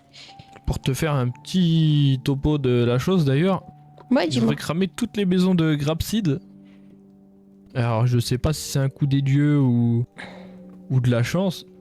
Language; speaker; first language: French; native; French